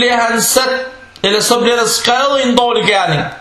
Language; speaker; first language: Danish; non-native, fluent; Arabic